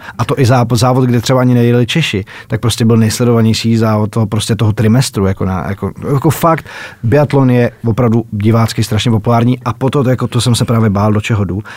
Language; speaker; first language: Czech; native; Czech